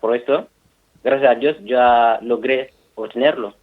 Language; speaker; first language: Spanish; non-native, fluent; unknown